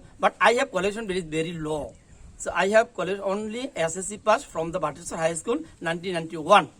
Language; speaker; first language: English; non-native, learner; Bangla